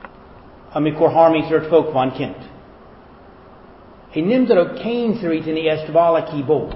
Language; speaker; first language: Hungarian; non-native, fluent; English